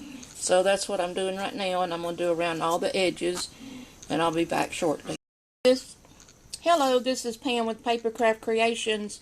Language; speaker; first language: English; native; English